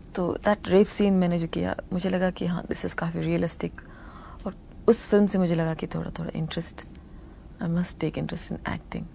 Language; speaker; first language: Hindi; non-native, local second language; Tamil